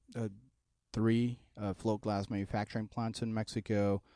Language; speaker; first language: English; non-native, fluent; Spanish